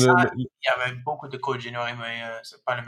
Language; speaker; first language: French; non-native, fluent; English